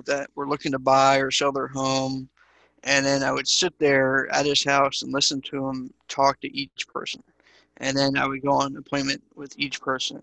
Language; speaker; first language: English; native; English